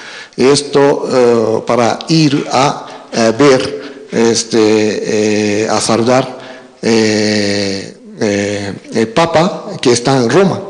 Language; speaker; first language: Spanish; non-native, fluent; Japanese